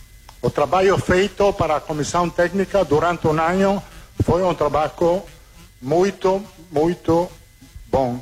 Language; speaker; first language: Portuguese; non-native, fluent; Italian